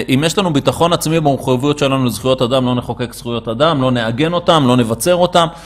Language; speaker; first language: Hebrew; native; Hebrew